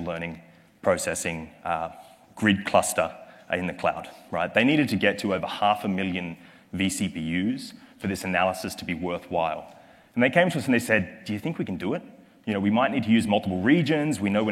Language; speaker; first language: English; native; English